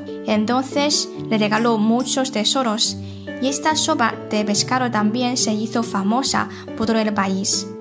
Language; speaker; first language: Spanish; non-native, fluent; Chinese